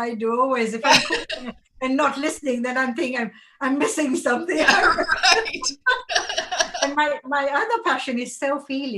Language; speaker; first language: English; non-native, local second language; Gujarati